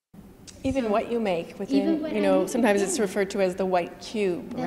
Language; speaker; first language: English; native; English